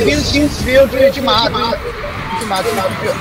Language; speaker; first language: Chinese; native; Chinese